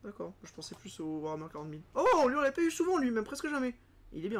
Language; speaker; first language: French; native; French